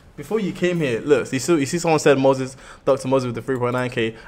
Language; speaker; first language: English; native; English